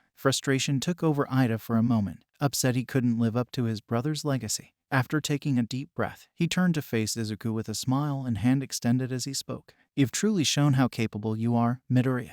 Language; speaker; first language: English; native; English